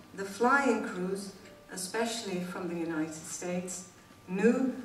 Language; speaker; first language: English; non-native, fluent; Dutch